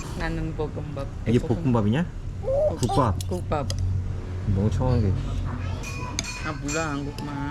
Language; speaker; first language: Korean; non-native, learner; Indonesian